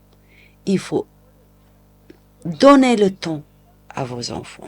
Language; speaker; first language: French; non-native, local second language; Arabic